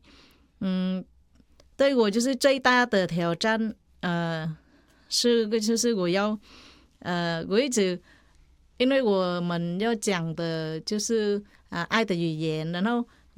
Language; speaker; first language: Chinese; non-native, fluent; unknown